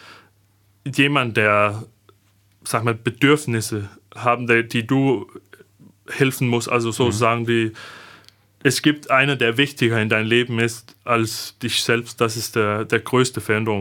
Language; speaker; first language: German; non-native, fluent; Danish